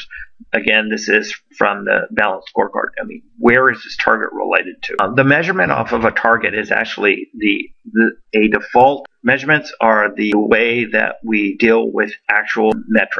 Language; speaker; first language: English; native; English